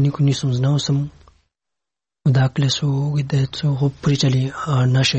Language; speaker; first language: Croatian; non-native, learner; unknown